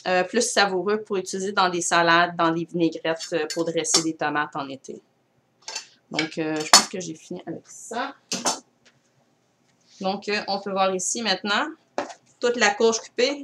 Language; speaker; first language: French; native; French